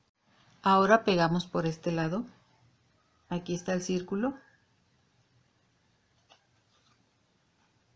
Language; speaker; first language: Spanish; native; Spanish